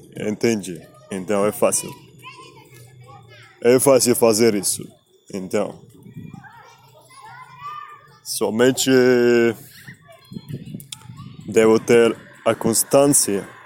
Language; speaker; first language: Portuguese; non-native, learner; Spanish